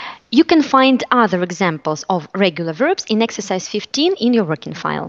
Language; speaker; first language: English; non-native, fluent; Russian